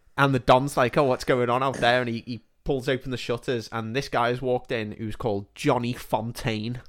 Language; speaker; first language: English; native; English